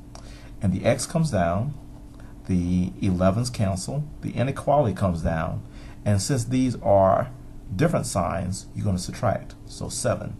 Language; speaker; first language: English; native; English